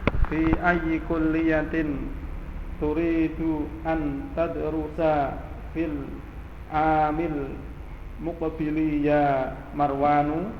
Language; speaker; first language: Arabic; non-native, learner; Indonesian